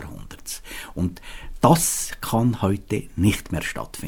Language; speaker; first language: German; native; German